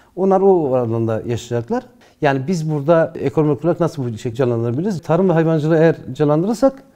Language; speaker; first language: Turkish; non-native, local second language; Zaza